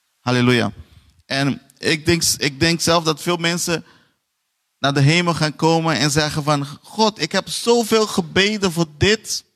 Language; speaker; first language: Dutch; non-native, fluent; Portuguese